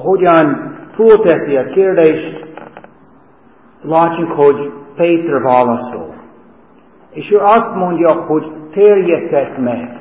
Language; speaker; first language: Hungarian; non-native, fluent; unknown